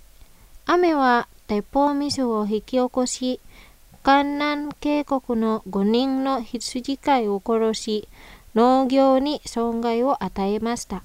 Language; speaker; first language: Japanese; non-native, fluent; Indonesian